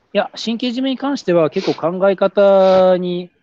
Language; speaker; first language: Japanese; native; Japanese